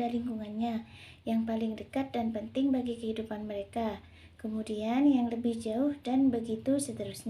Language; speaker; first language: Indonesian; native; Indonesian